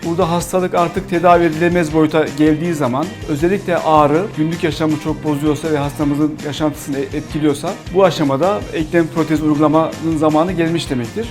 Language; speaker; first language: Turkish; native; Turkish